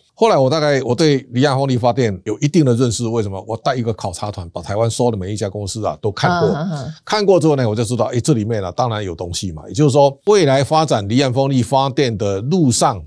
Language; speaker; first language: Chinese; native; Chinese